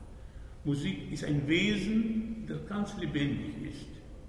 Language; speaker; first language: German; non-native, fluent; Spanish